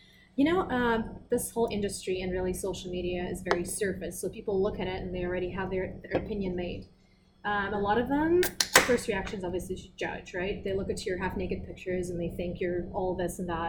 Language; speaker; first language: English; non-native, fluent; Russian